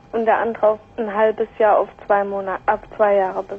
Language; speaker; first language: German; native; German